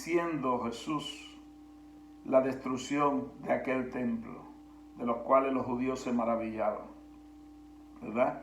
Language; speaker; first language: Spanish; native; Spanish